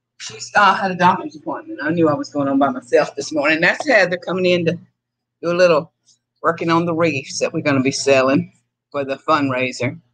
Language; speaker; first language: English; native; English